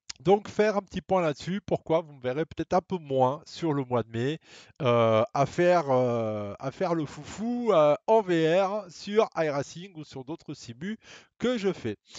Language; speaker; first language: French; native; French